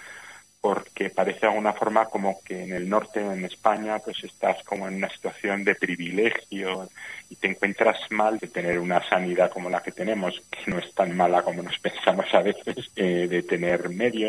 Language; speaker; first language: Spanish; native; Spanish